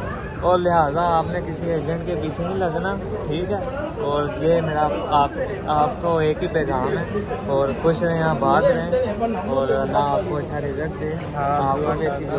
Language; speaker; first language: Hindi; non-native, local second language; Punjabi